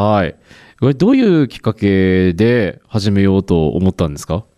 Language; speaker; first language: Japanese; native; Japanese